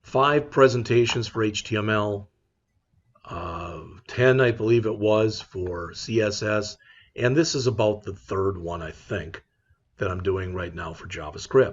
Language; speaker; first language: English; native; English